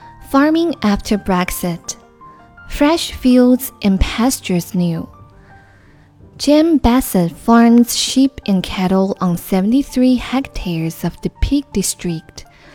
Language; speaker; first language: English; non-native, fluent; Chinese